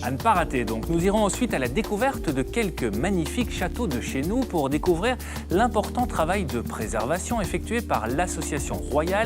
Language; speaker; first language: French; native; French